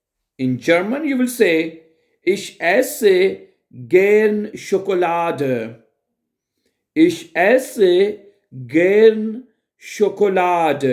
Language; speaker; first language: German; non-native, fluent; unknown